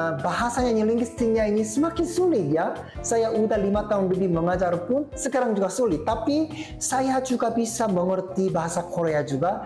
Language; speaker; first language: Indonesian; non-native, fluent; Korean